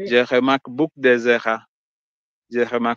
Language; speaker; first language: French; non-native, learner; Swahili